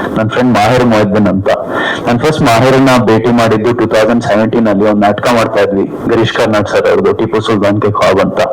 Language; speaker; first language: Kannada; native; Kannada